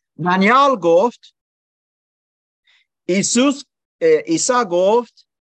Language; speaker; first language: Persian; non-native, learner; English